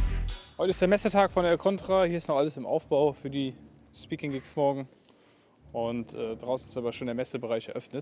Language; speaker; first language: German; native; German